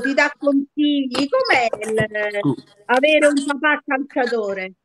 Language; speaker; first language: Italian; native; Italian